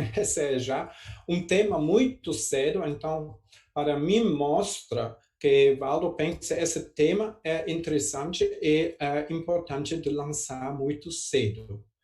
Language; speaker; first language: Portuguese; non-native, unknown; German